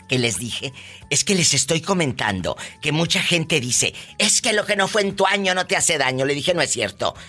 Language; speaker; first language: Spanish; native; Spanish